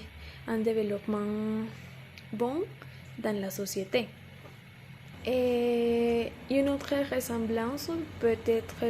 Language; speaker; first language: French; non-native, learner; Spanish